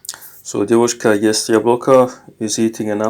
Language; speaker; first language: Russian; non-native, fluent; English